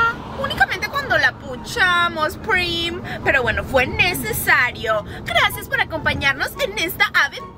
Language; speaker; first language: Spanish; native; Spanish